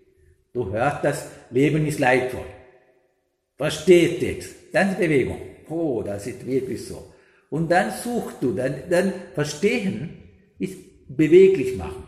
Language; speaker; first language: German; non-native, learner; Sinhala